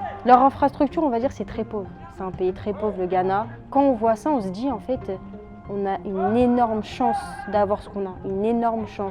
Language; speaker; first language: French; early bilingual, other home language; Arabic